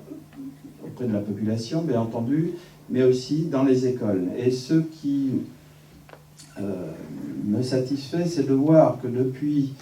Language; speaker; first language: French; native; French